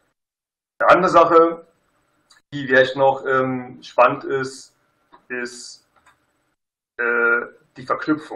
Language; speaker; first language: German; native; German